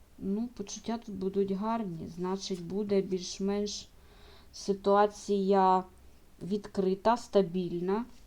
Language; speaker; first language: Ukrainian; non-native, local second language; Russian